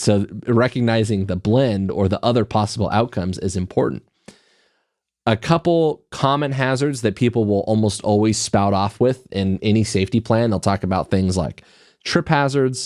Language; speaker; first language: English; native; English